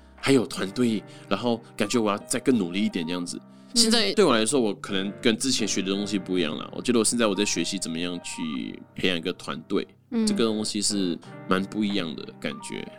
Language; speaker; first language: Chinese; non-native, local second language; Hakka Chinese